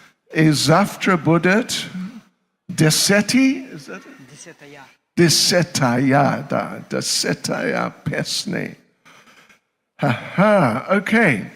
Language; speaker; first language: Russian; non-native, learner; English